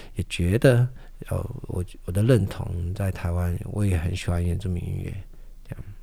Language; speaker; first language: Chinese; non-native, local second language; Amis